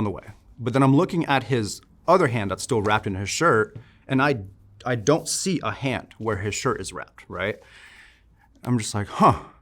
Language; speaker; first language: English; native; English